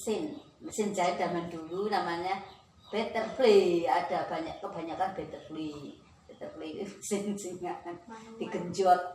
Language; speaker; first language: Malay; non-native, local second language; Javanese